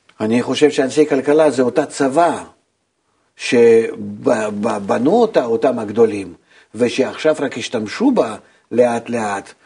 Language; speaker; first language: Hebrew; non-native, fluent; Russian